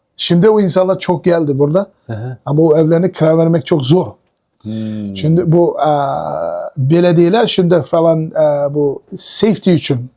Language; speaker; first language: Turkish; non-native, learner; Uyghur